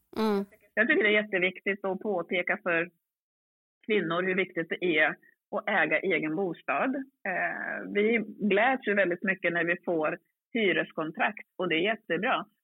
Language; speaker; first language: Swedish; early bilingual, other home language; Swahili